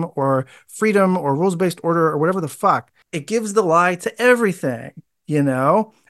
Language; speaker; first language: English; native; English